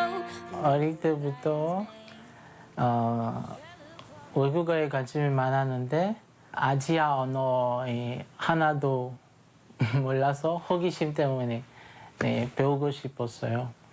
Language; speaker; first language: Korean; non-native, fluent; French